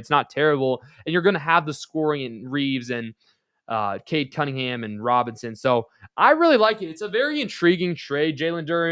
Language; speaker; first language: English; native; English